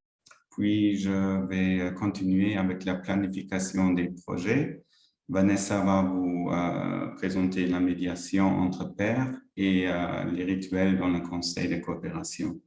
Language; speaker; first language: French; non-native, local second language; Luxembourgish